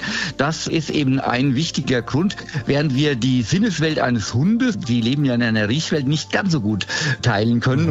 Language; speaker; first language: German; native; German